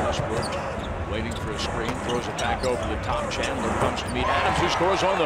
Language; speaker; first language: English; native; English